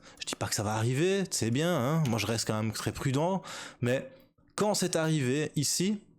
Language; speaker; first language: French; native; French